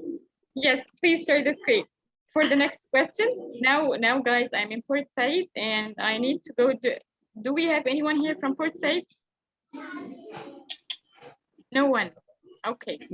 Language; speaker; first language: English; non-native, fluent; Arabic